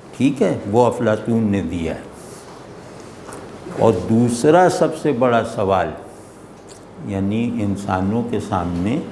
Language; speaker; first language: Urdu; native; Urdu